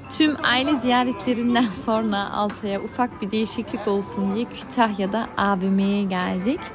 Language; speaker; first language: Turkish; early bilingual, heritage; Turkish